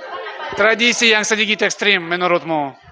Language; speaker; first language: Indonesian; non-native, learner; Russian